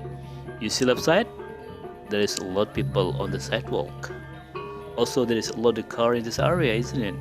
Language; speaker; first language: English; non-native, learner; Indonesian